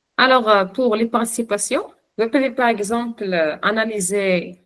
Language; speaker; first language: French; non-native, local second language; Arabic